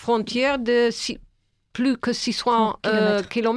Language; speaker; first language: French; non-native, fluent; English